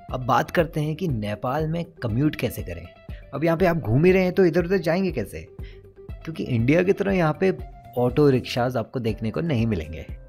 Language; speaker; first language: Hindi; native; Hindi